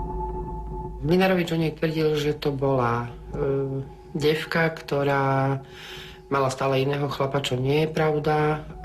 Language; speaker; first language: Slovak; native; Slovak